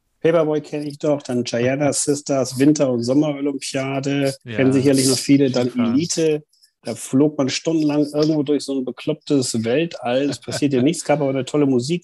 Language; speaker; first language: German; native; German